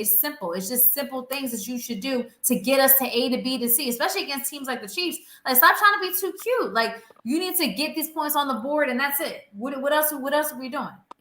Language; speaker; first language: English; native; English